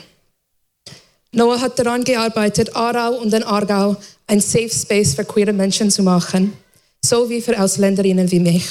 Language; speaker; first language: German; non-native, fluent; English